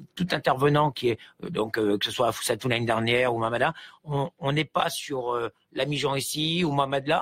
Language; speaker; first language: French; native; French